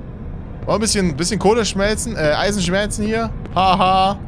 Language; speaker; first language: German; native; German